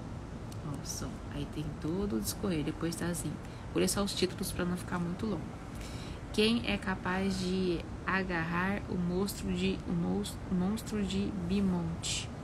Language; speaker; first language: Portuguese; native; Portuguese